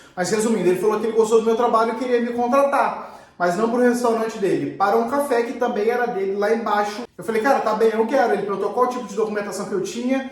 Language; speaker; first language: Portuguese; native; Portuguese